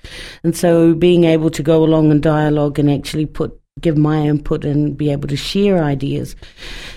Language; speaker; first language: English; native; English